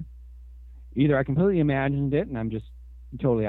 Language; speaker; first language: English; native; English